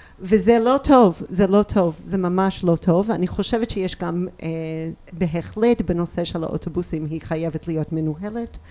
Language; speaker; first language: Hebrew; non-native, fluent; English